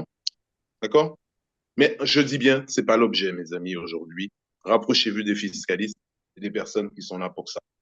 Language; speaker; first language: French; native; French